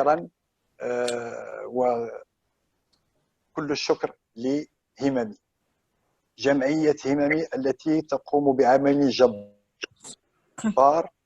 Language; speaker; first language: Arabic; native; Arabic